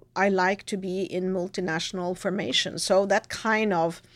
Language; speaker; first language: English; non-native, fluent; Norwegian